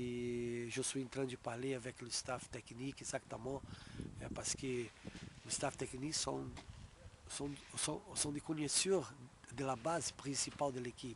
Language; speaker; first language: French; non-native, fluent; Portuguese